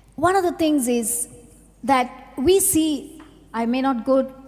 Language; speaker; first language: English; non-native, local second language; Sinhala